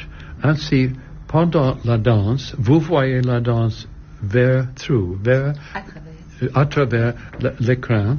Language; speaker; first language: French; non-native, learner; English